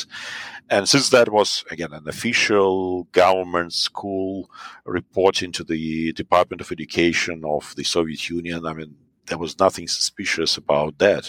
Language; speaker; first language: English; non-native, fluent; Russian